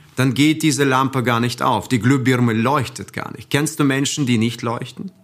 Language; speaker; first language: German; non-native, fluent; Russian